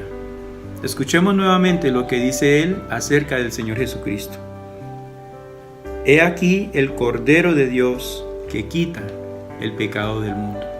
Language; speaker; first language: Spanish; native; Spanish